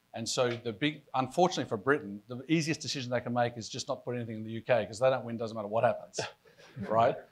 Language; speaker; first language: English; native; English